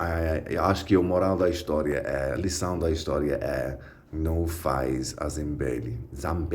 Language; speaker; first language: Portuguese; non-native, fluent; English